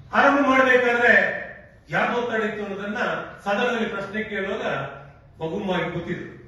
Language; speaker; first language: Kannada; non-native, local second language; Tulu